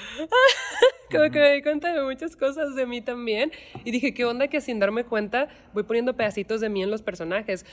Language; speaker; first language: Spanish; native; Spanish